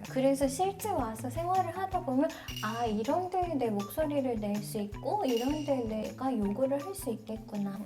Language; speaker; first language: Korean; non-native, fluent; Persian